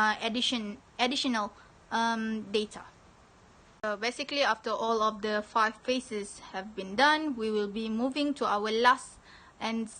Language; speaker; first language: English; non-native, local second language; Malay